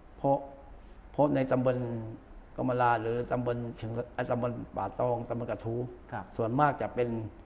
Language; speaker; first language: Thai; native; Thai